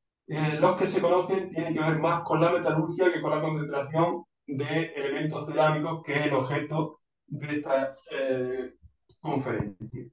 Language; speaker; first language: Spanish; native; Spanish